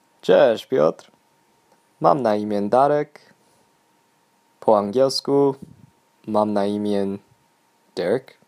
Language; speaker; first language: Polish; non-native, learner; English